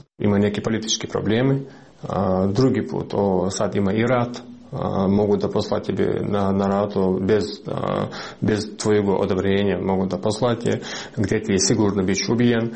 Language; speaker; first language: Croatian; non-native, learner; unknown